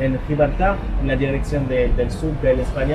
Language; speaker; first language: Spanish; non-native, learner; French